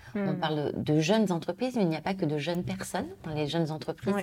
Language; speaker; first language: French; native; French